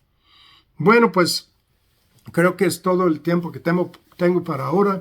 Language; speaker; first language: Spanish; non-native, fluent; English